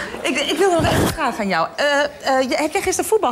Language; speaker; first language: Dutch; native; Dutch